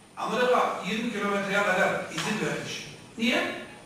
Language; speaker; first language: Turkish; native; Turkish